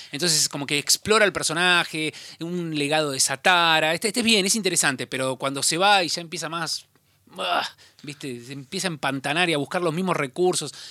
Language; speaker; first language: Spanish; native; Spanish